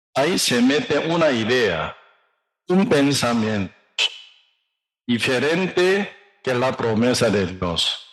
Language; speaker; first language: Spanish; non-native, learner; Korean